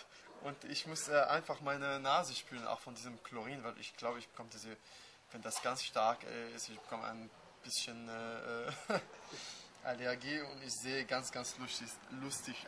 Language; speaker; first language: German; non-native, fluent; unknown